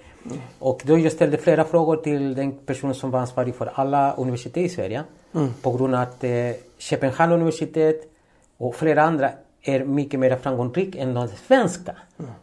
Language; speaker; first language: Swedish; non-native, fluent; Spanish